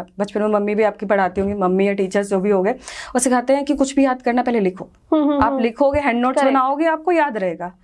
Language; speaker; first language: Hindi; native; Hindi